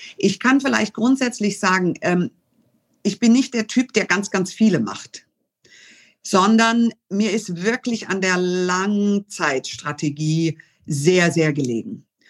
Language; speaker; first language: German; early bilingual, other home language; English